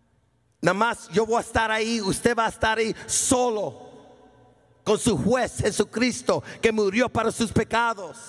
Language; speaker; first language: Spanish; early bilingual, heritage; Spanish